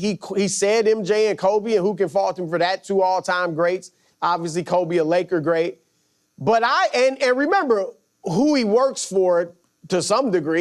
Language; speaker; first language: English; native; English